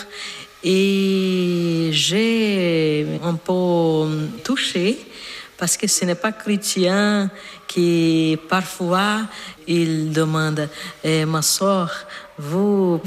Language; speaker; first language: French; non-native, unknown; Portuguese